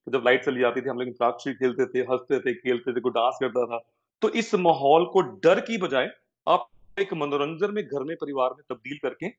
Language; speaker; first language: Hindi; native; Hindi